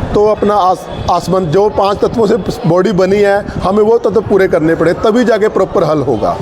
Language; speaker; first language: Hindi; non-native, local second language; Punjabi